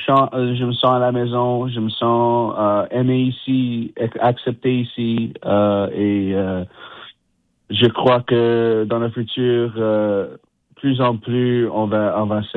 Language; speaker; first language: French; non-native, local second language; English